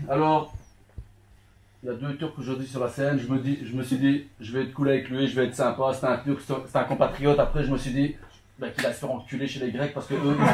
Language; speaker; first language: French; early bilingual, other home language; Turkish